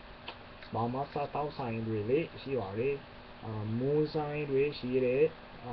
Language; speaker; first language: Burmese; non-native, learner; English